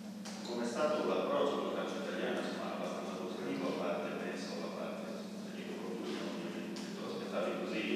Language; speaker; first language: Italian; native; Italian